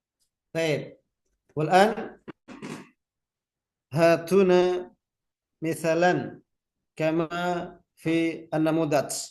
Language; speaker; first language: Arabic; non-native, fluent; Indonesian